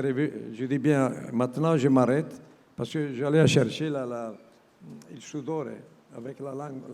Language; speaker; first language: French; non-native, learner; Italian